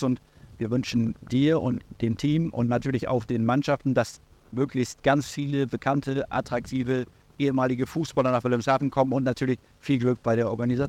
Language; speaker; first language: German; native; German